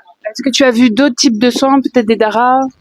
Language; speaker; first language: French; native; French